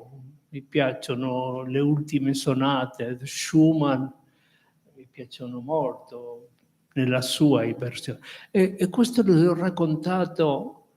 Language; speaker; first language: Italian; non-native, fluent; Spanish